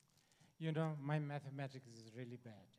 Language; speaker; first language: English; non-native, learner; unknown